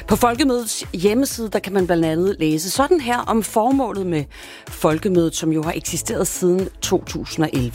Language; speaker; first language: Danish; native; Danish